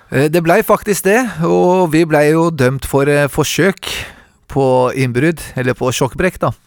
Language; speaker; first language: Norwegian; early bilingual, other home language; Kurdish